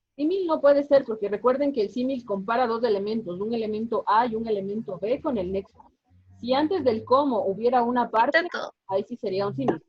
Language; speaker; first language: Spanish; native; Spanish